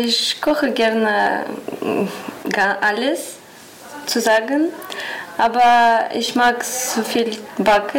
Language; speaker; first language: German; non-native, learner; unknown